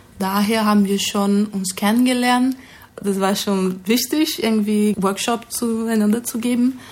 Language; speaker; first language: German; non-native, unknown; Portuguese